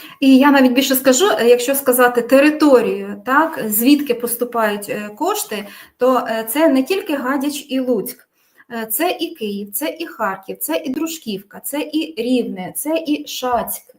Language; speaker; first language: Ukrainian; native; Ukrainian